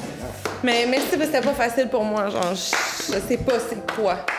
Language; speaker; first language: French; native; French